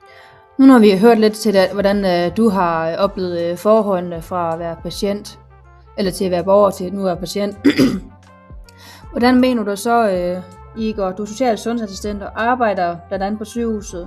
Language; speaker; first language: Danish; native; Danish